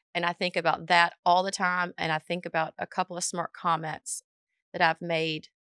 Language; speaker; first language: English; native; English